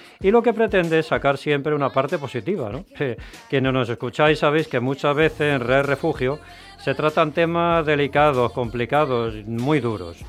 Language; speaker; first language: Spanish; native; Spanish